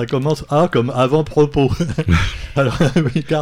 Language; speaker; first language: French; native; French